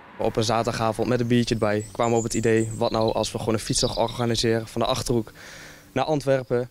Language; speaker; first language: Dutch; native; Dutch